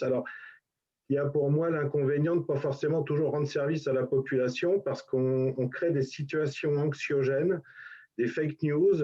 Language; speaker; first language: French; native; French